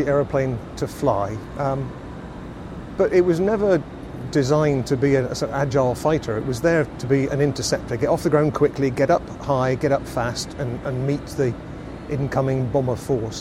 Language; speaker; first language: English; native; English